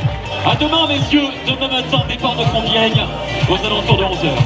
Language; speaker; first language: French; native; French